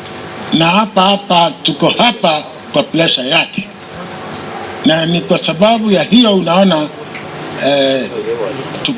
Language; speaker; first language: Swahili; non-native, local second language; Meru